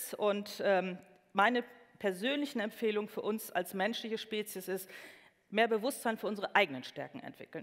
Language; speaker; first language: German; native; German